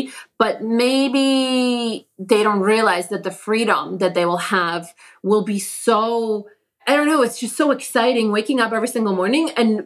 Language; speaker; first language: English; non-native, fluent; Polish